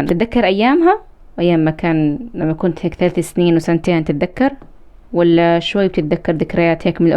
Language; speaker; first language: Arabic; native; Arabic